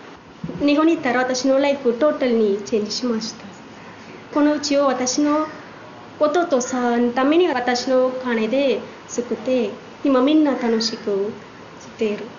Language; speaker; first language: Japanese; non-native, learner; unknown